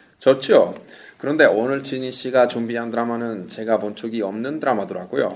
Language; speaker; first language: Korean; non-native, fluent; Italian